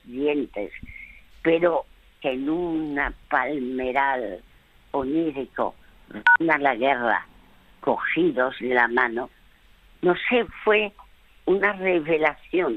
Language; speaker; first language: Spanish; early bilingual, other home language; French